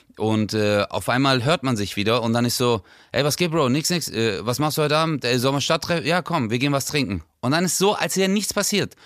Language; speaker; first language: German; early bilingual, other home language; Turkish